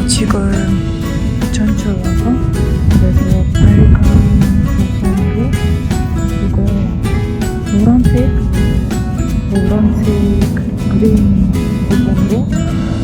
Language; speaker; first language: Korean; non-native, learner; Ukrainian